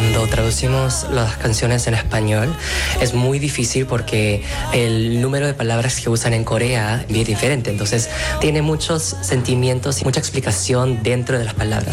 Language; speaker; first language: Spanish; non-native, fluent; Korean